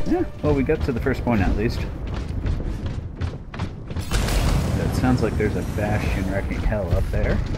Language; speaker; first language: English; native; English